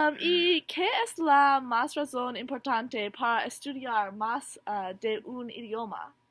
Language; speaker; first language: Spanish; non-native, learner; English